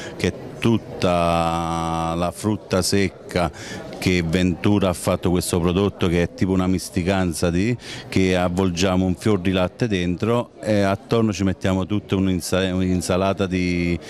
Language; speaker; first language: Italian; native; Italian